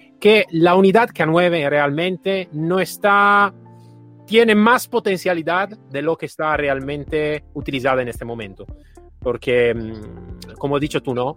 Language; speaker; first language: Spanish; non-native, fluent; Italian